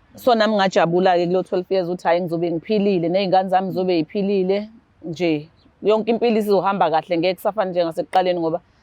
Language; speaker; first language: Zulu; native; Zulu